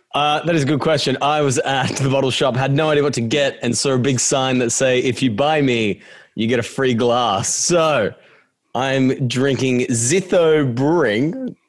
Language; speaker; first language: English; native; English